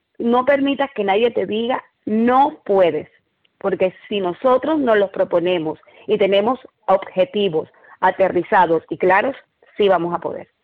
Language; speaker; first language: Spanish; native; Spanish